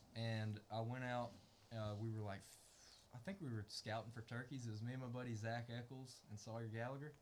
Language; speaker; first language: English; native; English